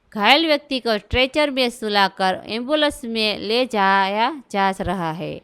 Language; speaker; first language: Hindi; non-native, local second language; Gujarati